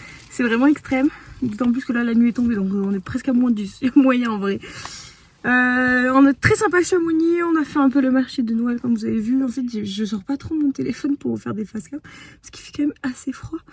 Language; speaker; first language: French; native; French